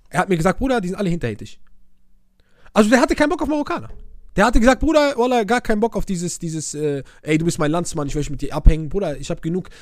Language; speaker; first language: German; early bilingual, other home language; Arabic